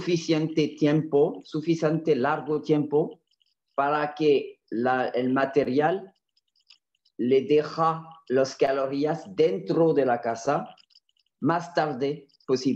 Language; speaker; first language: Spanish; non-native, fluent; French